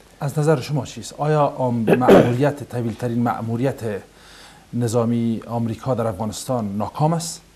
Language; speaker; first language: Persian; native; Persian